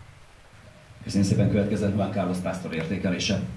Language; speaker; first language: Hungarian; native; Hungarian